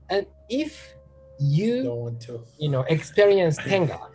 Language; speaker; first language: English; non-native, learner; Japanese